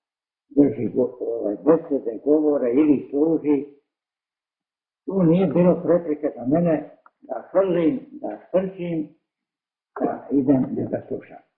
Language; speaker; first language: Serbian; native; Serbian